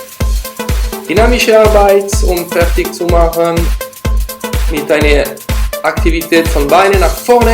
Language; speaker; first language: German; non-native, learner; French